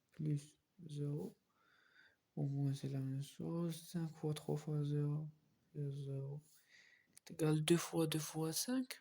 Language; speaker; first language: French; non-native, local second language; Arabic